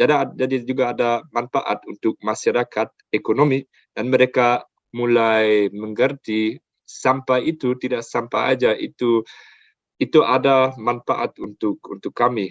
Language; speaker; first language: Indonesian; non-native, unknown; German